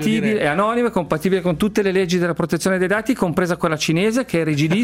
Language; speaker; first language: Italian; native; Italian